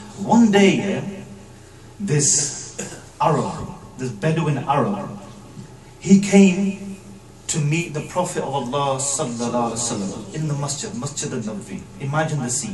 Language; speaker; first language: English; early bilingual, other home language; Punjabi